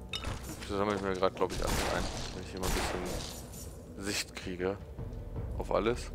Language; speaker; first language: German; native; German